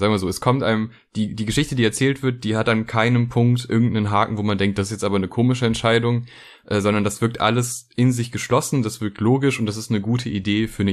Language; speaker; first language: German; native; German